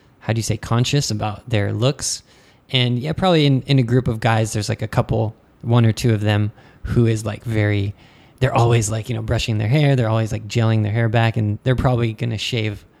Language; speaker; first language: English; non-native, fluent; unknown